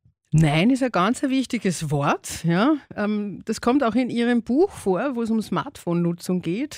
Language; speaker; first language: German; native; German